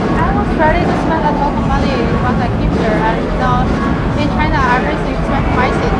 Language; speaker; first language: English; non-native, learner; Chinese